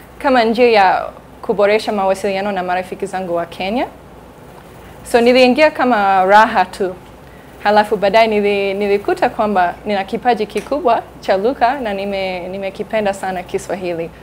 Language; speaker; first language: Swahili; non-native, fluent; English